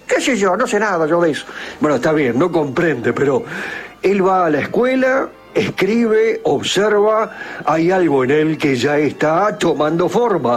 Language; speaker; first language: Spanish; native; Spanish